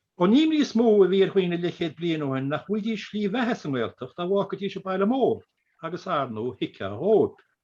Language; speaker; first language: Irish; native; Irish